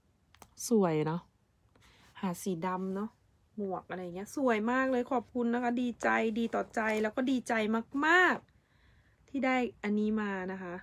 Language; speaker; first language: Thai; native; Thai